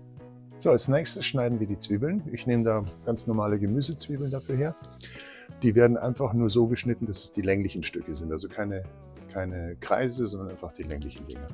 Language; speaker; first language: German; native; German